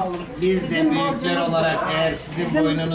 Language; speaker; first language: Turkish; native; Turkish